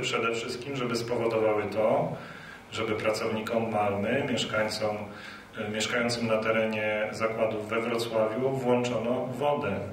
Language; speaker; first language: Polish; native; Polish